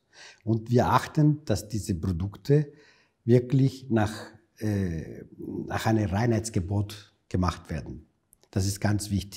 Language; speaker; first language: German; non-native, fluent; Italian